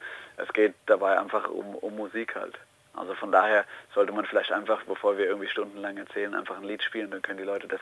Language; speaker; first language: German; native; German